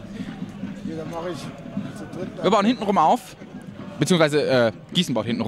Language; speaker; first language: German; native; German